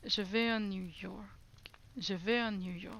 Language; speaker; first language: French; non-native, learner; English